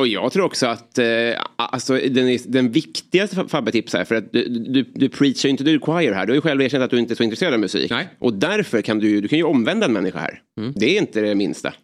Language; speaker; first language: Swedish; native; Swedish